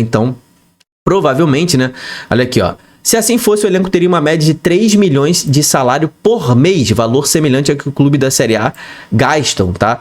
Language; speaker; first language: Portuguese; native; Portuguese